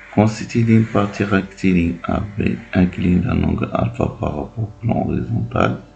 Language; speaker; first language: French; non-native, local second language; Arabic